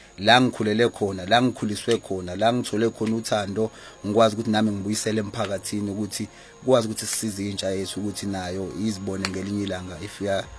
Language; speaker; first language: Zulu; native; Zulu